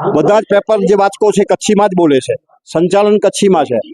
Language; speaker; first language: Gujarati; non-native, local second language; Kachhi